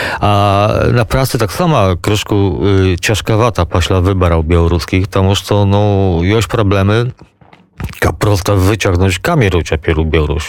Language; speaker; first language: Polish; non-native, local second language; Belarusian